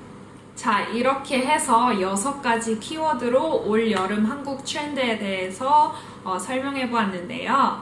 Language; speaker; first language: Korean; early bilingual, heritage; Korean